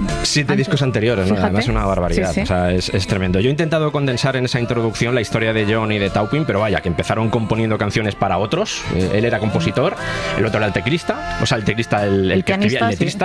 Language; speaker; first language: Spanish; native; Spanish